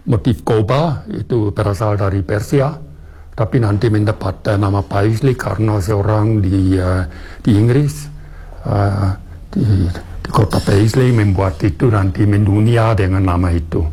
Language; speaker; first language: Indonesian; non-native, fluent; German